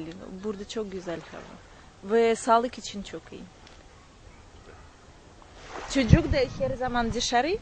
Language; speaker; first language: Turkish; non-native, learner; Russian